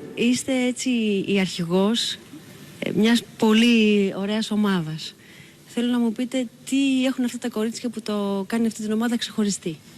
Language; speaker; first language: Greek; native; Greek